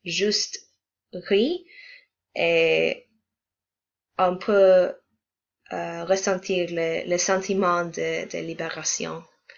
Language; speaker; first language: French; non-native, learner; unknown